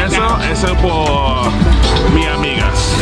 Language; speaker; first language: Spanish; non-native, learner; English